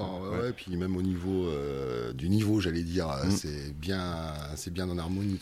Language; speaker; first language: French; native; French